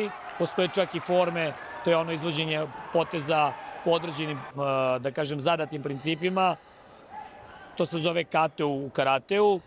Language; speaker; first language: Serbian; native; Serbian